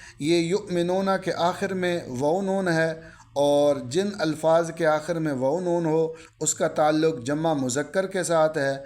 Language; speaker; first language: Urdu; native; Urdu